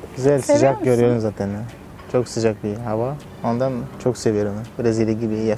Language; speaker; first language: Turkish; non-native, learner; Portuguese